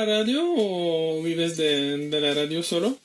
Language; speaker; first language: Spanish; non-native, fluent; French